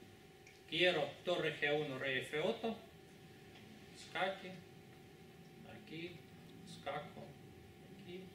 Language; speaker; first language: Italian; non-native, learner; Spanish